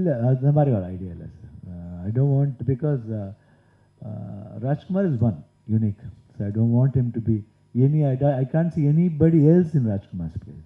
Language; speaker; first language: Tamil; non-native, local second language; Kannada